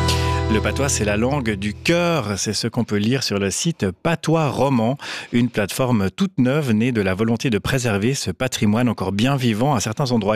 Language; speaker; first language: French; native; French